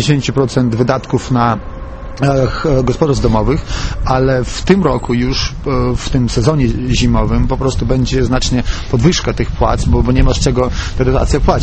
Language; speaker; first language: Polish; non-native, fluent; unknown